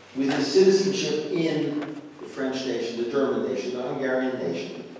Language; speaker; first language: English; native; English